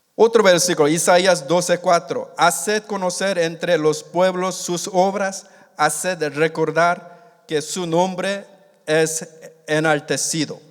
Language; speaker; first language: Spanish; non-native, fluent; Korean